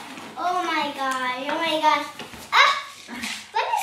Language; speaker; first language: English; early bilingual, other home language; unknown